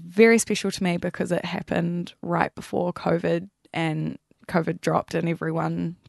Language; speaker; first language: English; native; English